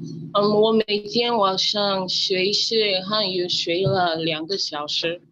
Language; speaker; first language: Chinese; non-native, learner; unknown